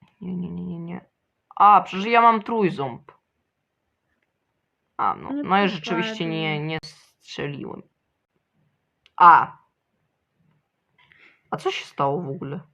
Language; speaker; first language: Polish; early bilingual, other home language; Ukrainian